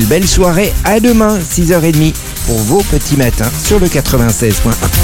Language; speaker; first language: French; native; French